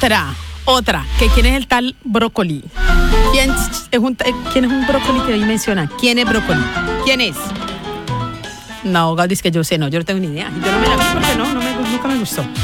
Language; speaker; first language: Spanish; native; Spanish